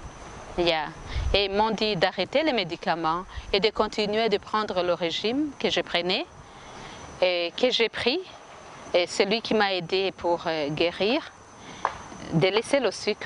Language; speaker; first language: French; non-native, local second language; Kinyarwanda